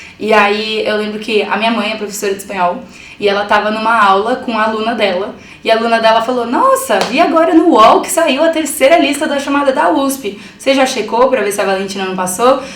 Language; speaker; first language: Portuguese; early bilingual, other home language; Spanish